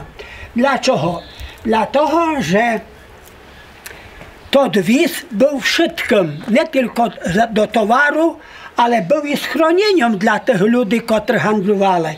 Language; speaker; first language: Polish; non-native, local second language; Rusyn